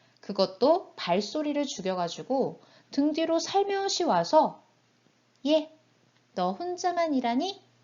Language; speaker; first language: Korean; native; Korean